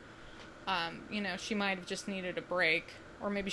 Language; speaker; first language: English; native; English